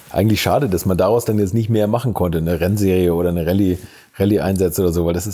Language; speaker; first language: German; native; German